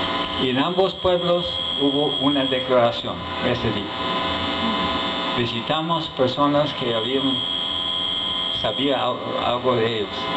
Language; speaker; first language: Spanish; non-native, fluent; English